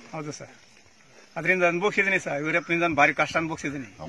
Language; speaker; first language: Kannada; native; Kannada